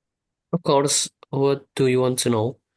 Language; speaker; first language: English; non-native, learner; Indonesian